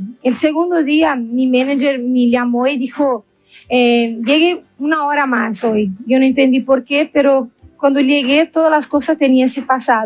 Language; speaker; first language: Spanish; non-native, learner; Portuguese